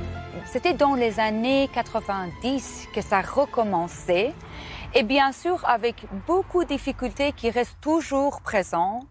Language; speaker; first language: French; non-native, fluent; Persian